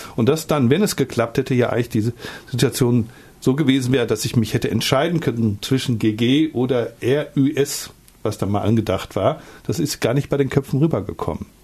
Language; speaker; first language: German; native; German